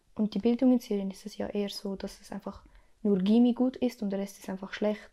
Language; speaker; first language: German; early bilingual, other home language; Arabic